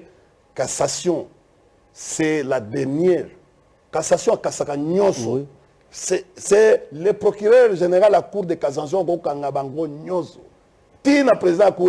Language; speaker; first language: French; non-native, local second language; Lingala